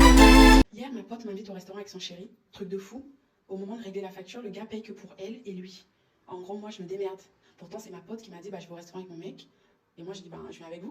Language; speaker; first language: French; native; French